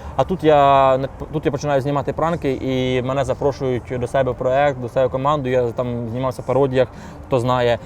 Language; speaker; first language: Ukrainian; non-native, local second language; Russian